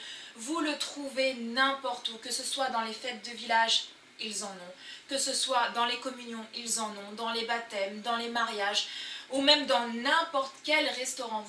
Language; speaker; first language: French; early bilingual, other home language; Portuguese